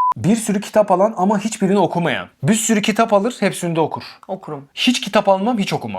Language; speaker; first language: Turkish; non-native, fluent; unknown